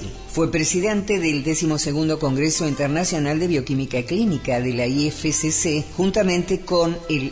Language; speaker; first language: Spanish; native; Spanish